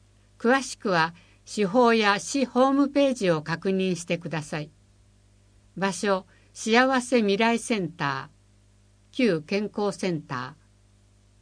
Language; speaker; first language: Japanese; native; Japanese